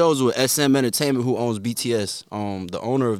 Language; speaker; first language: English; early bilingual, other home language; Korean